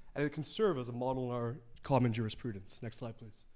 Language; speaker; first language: English; native; English